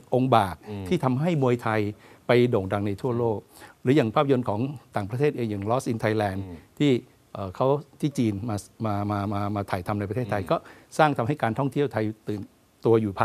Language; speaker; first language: Thai; native; Thai